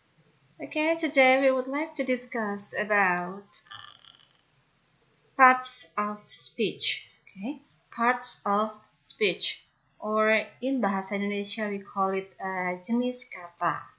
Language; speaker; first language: English; non-native, fluent; Indonesian